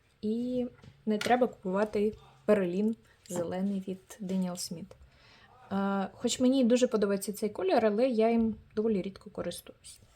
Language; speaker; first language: Ukrainian; native; Ukrainian